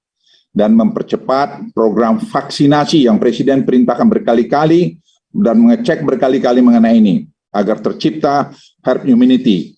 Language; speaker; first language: Indonesian; native; Indonesian